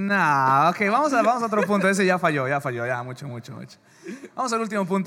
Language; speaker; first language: Spanish; early bilingual, heritage; English